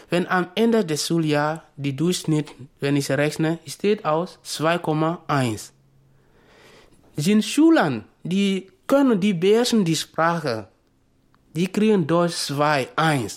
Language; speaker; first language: German; non-native, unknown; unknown